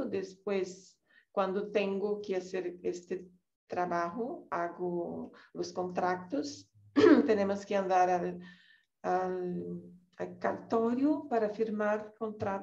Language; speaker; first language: Spanish; non-native, learner; Portuguese